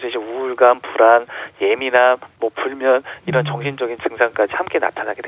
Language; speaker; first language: Korean; native; Korean